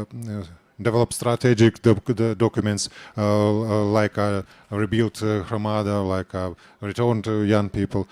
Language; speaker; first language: English; non-native, learner; Ukrainian